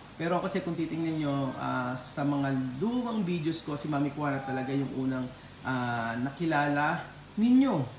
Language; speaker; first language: Filipino; native; Filipino